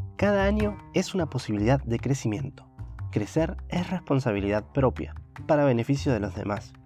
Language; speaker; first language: Spanish; native; Spanish